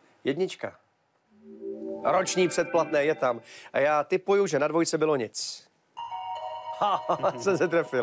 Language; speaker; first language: Czech; native; Czech